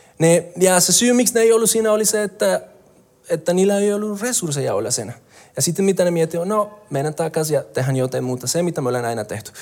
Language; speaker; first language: Finnish; non-native, fluent; Spanish